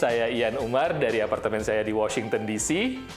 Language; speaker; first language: Indonesian; native; Indonesian